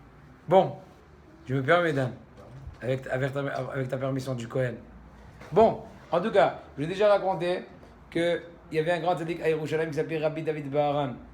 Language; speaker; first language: French; native; French